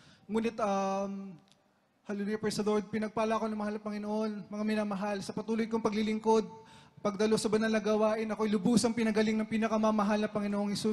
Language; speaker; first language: Filipino; native; Filipino